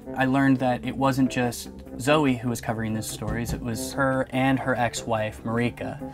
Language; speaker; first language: English; native; English